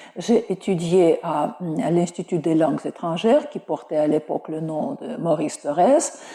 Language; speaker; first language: French; non-native, fluent; Russian